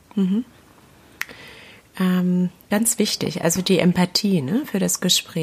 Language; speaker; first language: German; native; German